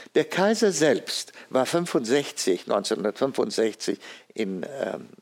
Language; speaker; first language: German; non-native, fluent; Amharic